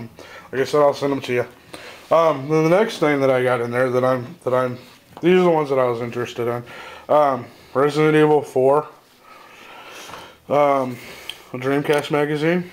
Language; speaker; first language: English; native; English